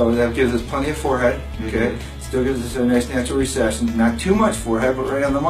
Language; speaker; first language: English; native; English